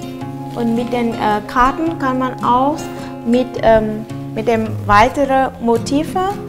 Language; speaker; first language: German; non-native, fluent; Vietnamese